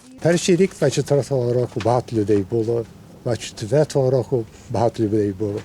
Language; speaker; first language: Ukrainian; early bilingual, heritage; Ukrainian